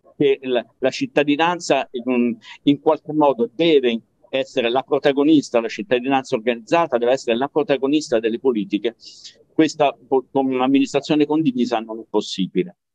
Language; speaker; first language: Italian; native; Italian